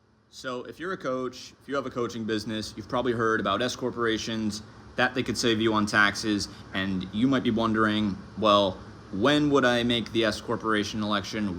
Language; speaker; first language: English; native; English